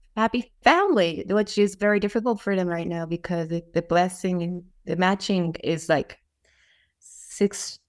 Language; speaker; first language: English; non-native, fluent; Japanese